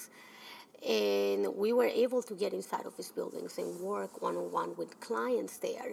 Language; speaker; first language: English; early bilingual, other home language; Spanish